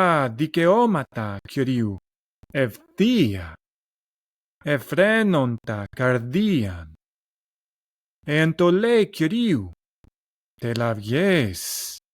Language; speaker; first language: Greek; non-native, learner; English